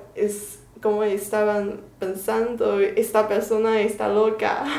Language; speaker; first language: Spanish; non-native, learner; Chinese